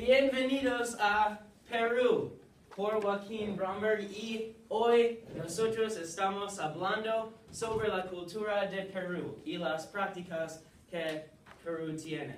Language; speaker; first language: Spanish; non-native, learner; English